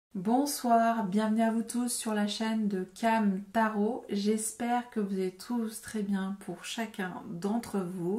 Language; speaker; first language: French; native; French